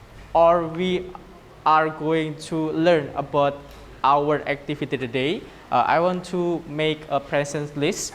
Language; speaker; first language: English; non-native, learner; Indonesian